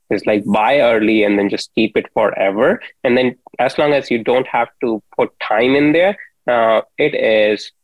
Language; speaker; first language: English; non-native, local second language; Hindi